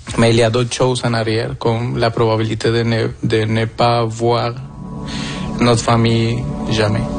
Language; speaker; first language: French; non-native, fluent; Spanish